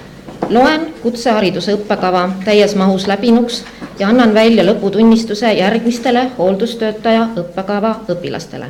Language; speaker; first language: Estonian; native; Estonian